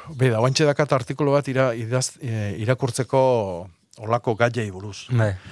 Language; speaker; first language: Basque; native; Basque